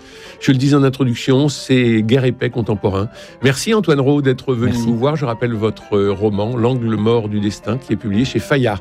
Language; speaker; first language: French; native; French